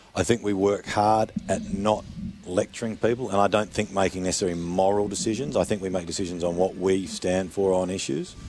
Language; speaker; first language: English; native; English